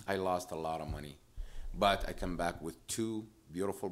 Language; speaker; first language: English; non-native, fluent; Arabic